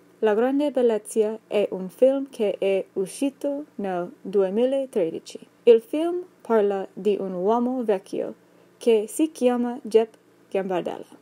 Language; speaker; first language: Italian; non-native, learner; English